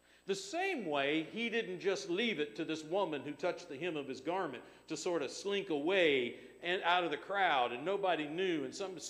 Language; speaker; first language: English; native; English